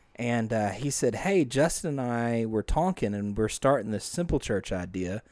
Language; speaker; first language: English; native; English